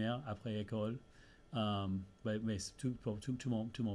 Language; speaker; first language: French; early bilingual, heritage; English